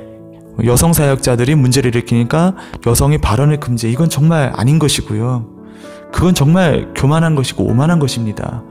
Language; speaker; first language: Korean; native; Korean